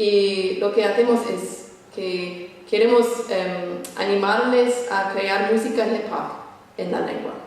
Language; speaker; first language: Spanish; non-native, fluent; English